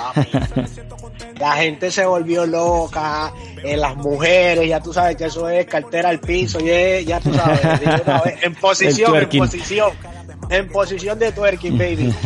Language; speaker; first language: Spanish; early bilingual, heritage; Spanish